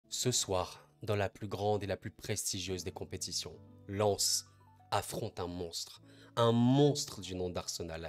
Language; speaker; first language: French; native; French